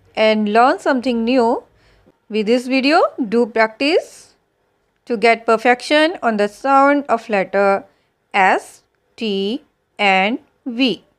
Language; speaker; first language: English; non-native, local second language; Punjabi